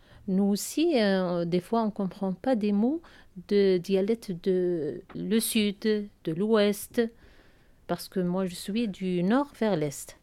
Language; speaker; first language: French; non-native, learner; Arabic